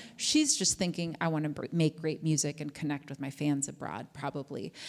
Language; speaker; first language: English; native; English